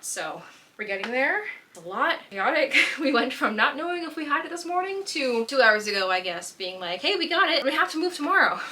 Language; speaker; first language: English; native; English